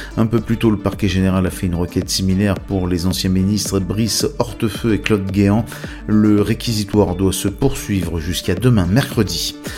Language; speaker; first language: French; native; French